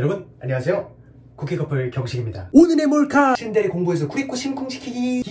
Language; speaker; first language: Korean; native; Korean